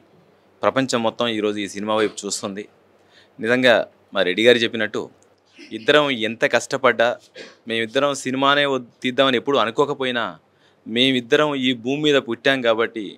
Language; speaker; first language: Telugu; native; Telugu